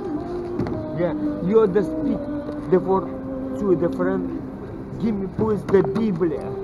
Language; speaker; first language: English; non-native, learner; Russian